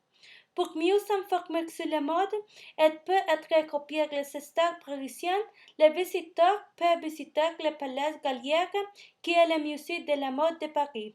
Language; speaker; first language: French; non-native, learner; Spanish